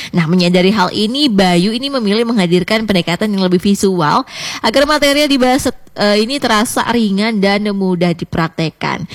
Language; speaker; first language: Indonesian; native; Indonesian